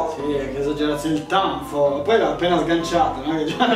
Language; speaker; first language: Italian; native; Italian